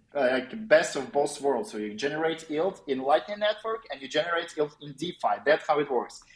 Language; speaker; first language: English; non-native, fluent; Ukrainian